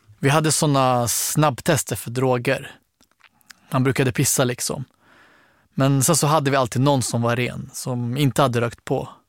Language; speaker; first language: Swedish; early bilingual, other home language; Arabic